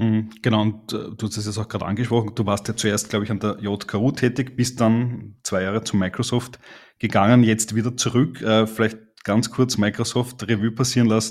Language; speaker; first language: German; native; German